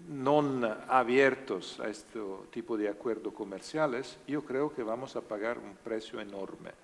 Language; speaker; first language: Spanish; non-native, learner; Italian